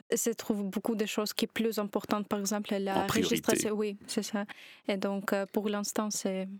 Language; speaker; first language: French; non-native, learner; Ukrainian